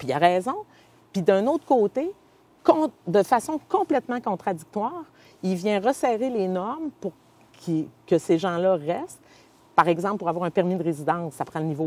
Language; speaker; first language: French; native; French